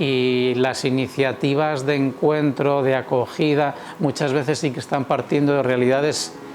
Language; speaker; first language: Spanish; native; Spanish